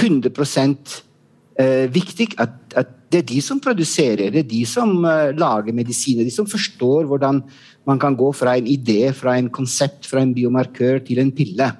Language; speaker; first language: Norwegian; non-native, fluent; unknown